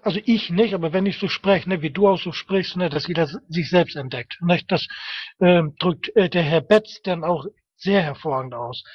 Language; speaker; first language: German; native; German